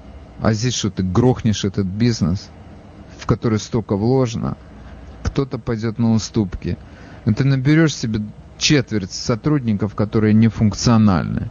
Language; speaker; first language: Russian; native; Russian